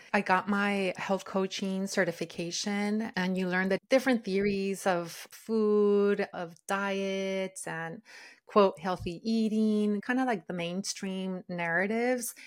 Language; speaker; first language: English; early bilingual, other home language; Spanish